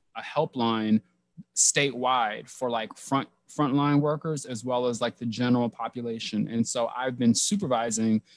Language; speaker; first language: English; native; English